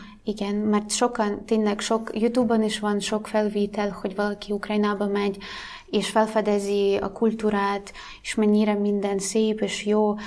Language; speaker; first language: Hungarian; non-native, fluent; Ukrainian